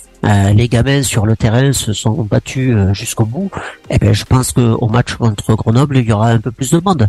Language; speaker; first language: French; native; French